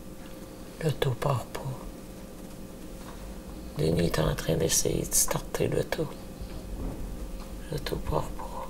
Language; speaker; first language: French; native; French